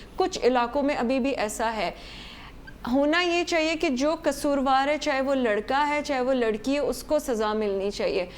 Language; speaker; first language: Urdu; non-native, local second language; Baluchi